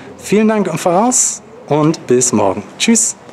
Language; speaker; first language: German; native; German